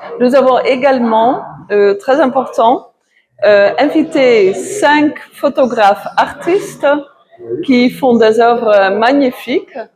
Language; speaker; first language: French; non-native, fluent; Dutch